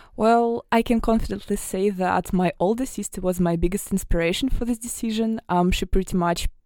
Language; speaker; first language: English; non-native, fluent; Russian